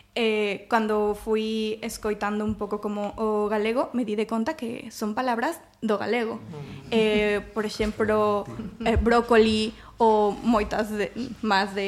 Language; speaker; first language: Galician; non-native, fluent; Spanish